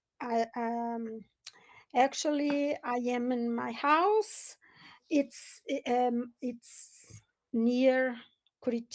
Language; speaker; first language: English; non-native, learner; Portuguese